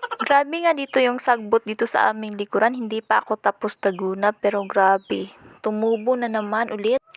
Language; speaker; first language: Filipino; non-native, local second language; Cebuano